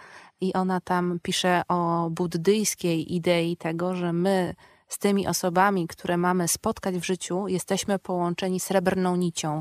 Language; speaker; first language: Polish; native; Polish